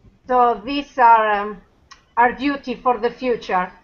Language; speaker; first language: English; non-native, learner; Italian